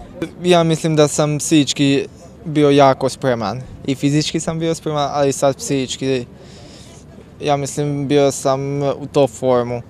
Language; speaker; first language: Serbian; non-native, local second language; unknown